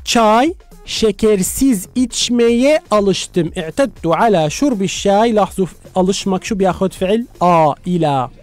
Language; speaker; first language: Turkish; non-native, fluent; Arabic